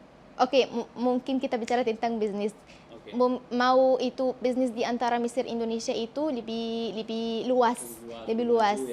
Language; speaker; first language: Indonesian; non-native, fluent; Arabic